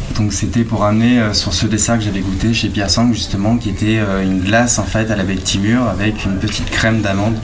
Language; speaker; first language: French; native; French